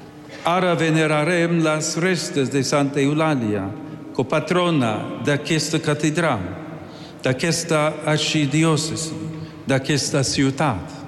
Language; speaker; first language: Catalan; non-native, learner; English